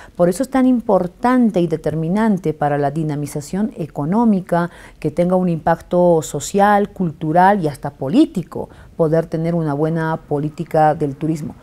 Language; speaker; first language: Spanish; native; Spanish